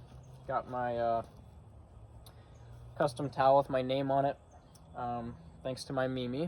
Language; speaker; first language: English; native; English